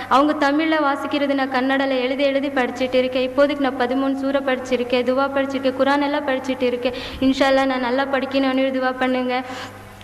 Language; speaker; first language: Tamil; non-native, local second language; Kannada